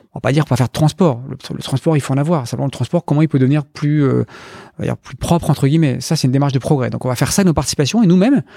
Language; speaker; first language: French; native; French